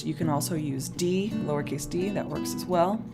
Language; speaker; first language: English; native; English